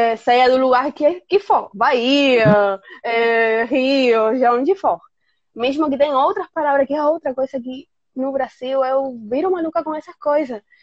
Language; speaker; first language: Portuguese; non-native, fluent; Spanish